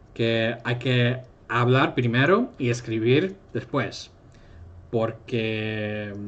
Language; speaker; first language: Spanish; non-native, fluent; English